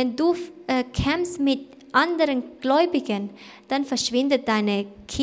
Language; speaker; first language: German; non-native, fluent; Thai